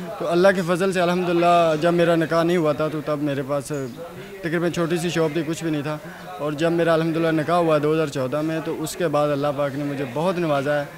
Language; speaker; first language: Urdu; non-native, local second language; Punjabi